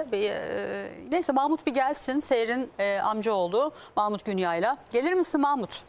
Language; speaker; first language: Turkish; native; Turkish